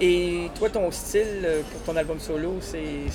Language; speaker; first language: French; native; French